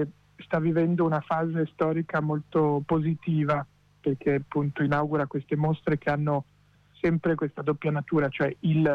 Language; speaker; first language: Italian; native; Italian